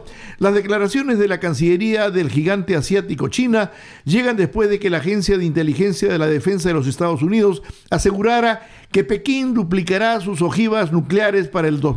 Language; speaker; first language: Spanish; native; Spanish